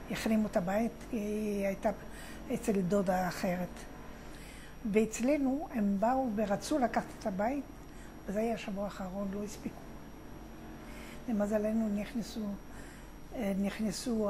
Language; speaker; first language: Hebrew; non-native, fluent; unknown